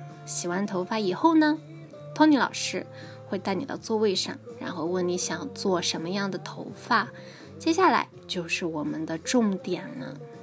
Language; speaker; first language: Chinese; native; Chinese